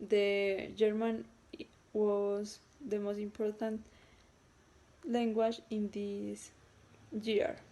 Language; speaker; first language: English; non-native, learner; Spanish